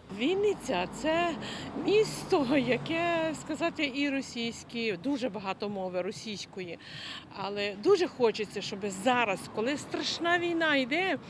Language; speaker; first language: Ukrainian; non-native, local second language; Russian